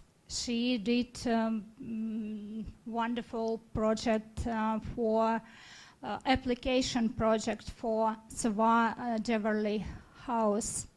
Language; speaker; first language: English; non-native, learner; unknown